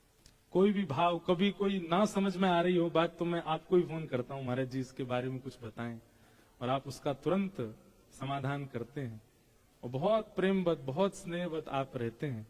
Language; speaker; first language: Hindi; native; Hindi